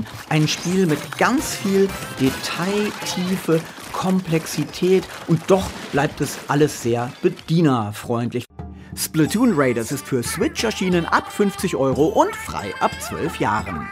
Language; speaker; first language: German; native; German